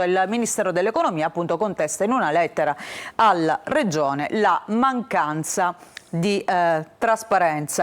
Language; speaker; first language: Italian; native; Italian